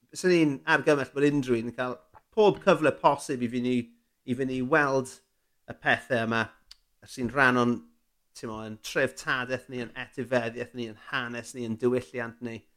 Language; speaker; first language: Welsh; native; Welsh